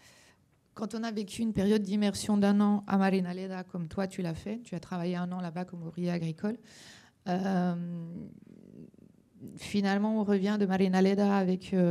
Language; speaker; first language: French; native; French